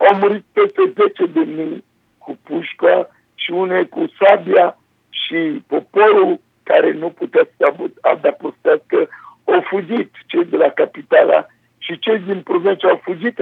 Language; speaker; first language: Romanian; non-native, fluent; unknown